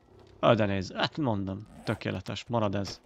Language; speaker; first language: Hungarian; native; Hungarian